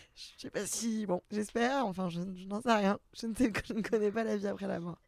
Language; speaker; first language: French; native; French